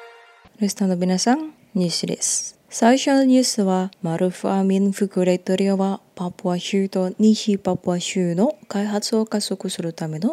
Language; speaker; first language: Japanese; non-native, fluent; Indonesian